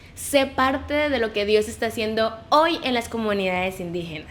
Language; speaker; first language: Spanish; native; Spanish